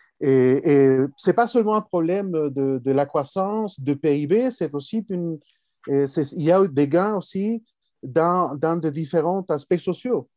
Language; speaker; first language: French; non-native, fluent; Spanish